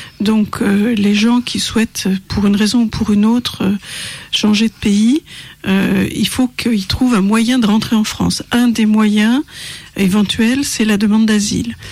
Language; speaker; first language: French; native; French